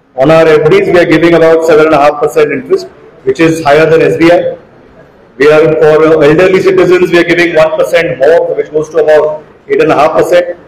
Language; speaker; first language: English; non-native, local second language; Marathi